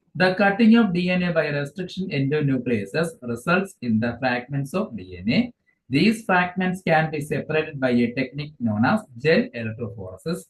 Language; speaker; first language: English; non-native, local second language; Malayalam